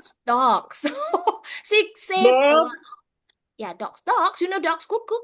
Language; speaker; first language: English; non-native, fluent; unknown